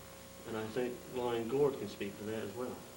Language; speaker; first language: English; native; English